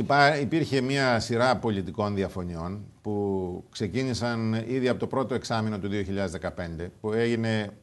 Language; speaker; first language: Greek; native; Greek